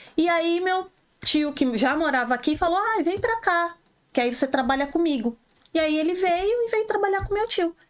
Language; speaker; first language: Portuguese; native; Portuguese